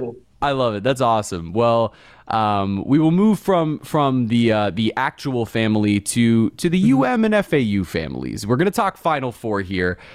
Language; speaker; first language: English; native; English